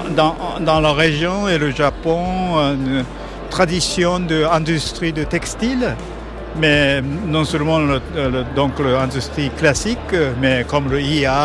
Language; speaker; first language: French; non-native, fluent; Japanese